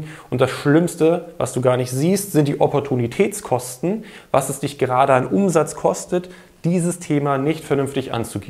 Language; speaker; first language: German; native; German